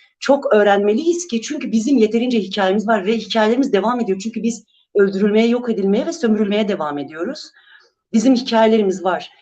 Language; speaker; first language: Turkish; non-native, local second language; Kurdish